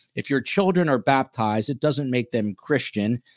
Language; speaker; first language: English; native; English